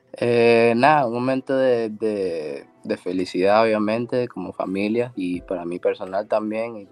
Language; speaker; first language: Spanish; native; Spanish